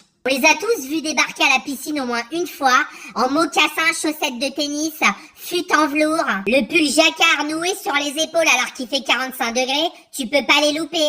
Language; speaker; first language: French; native; French